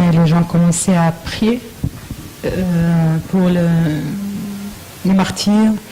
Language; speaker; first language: French; non-native, learner; Arabic